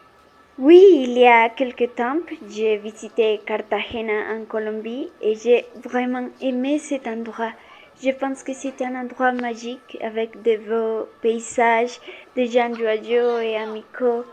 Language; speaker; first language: French; non-native, learner; Spanish